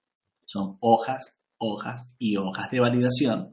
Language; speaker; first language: Spanish; native; Spanish